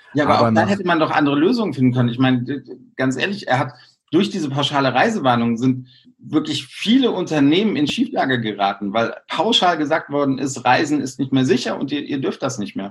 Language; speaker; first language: German; native; German